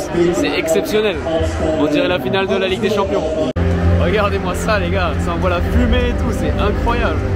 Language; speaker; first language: French; native; French